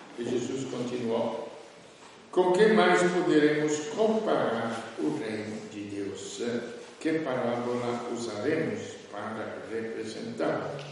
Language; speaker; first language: Portuguese; non-native, fluent; Italian